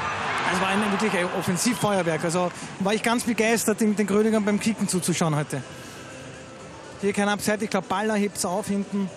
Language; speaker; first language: German; native; German